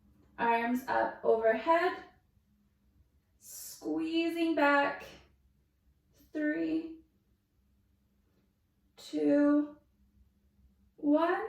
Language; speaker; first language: English; native; English